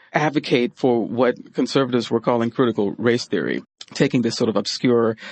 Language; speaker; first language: English; native; English